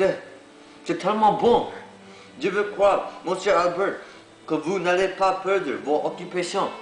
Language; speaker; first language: French; non-native, learner; English